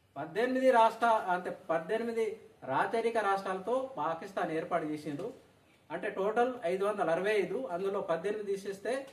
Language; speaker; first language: Telugu; non-native, local second language; Gondi